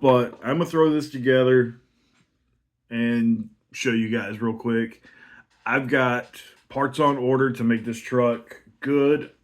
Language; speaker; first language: English; native; English